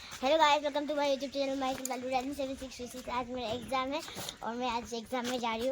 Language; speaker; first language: Hindi; non-native, local second language; Assamese